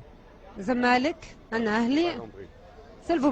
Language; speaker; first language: French; non-native, learner; Arabic